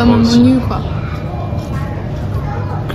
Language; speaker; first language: French; non-native, learner; Chinese